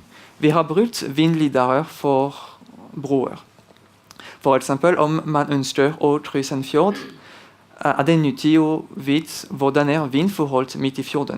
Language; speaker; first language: Norwegian; non-native, fluent; French